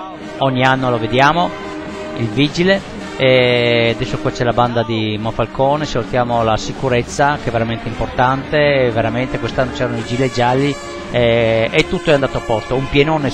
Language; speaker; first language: Italian; native; Italian